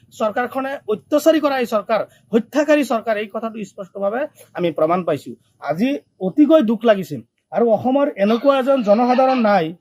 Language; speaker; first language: Assamese; non-native, local second language; Bangla